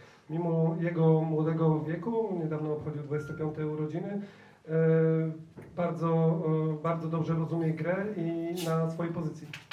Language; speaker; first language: Polish; native; Polish